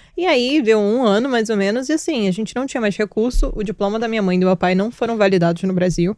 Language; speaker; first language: Portuguese; early bilingual, other home language; Georgian